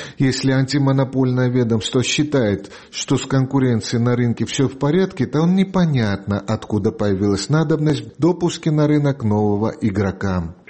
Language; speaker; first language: Russian; non-native, local second language; Georgian